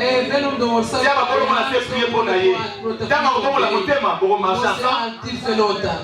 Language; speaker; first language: Swedish; non-native, learner; Swahili